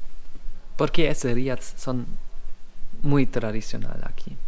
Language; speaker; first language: Spanish; non-native, learner; German